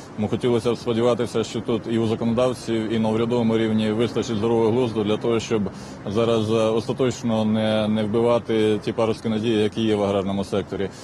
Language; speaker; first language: Ukrainian; native; Ukrainian